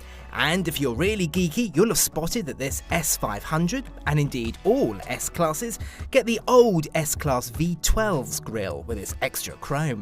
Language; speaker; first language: English; native; English